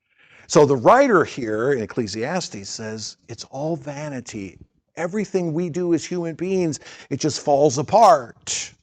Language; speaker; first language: English; native; English